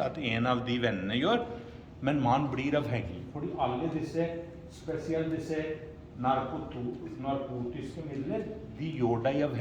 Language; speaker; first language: Norwegian; non-native, fluent; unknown